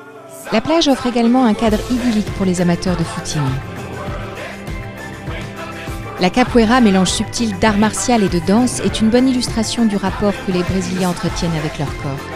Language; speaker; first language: French; native; French